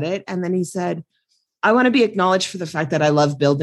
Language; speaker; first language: English; native; English